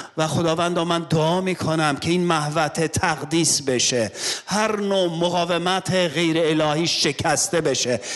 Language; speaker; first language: Persian; non-native, local second language; Armenian